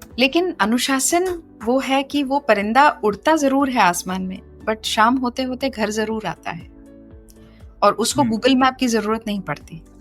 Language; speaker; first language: Hindi; non-native, local second language; Marathi